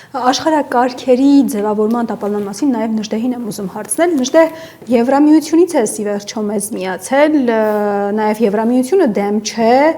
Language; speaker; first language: Armenian; native; Armenian